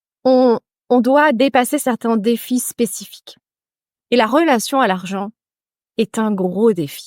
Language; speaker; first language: French; native; French